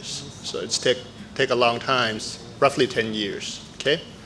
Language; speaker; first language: English; non-native, fluent; Thai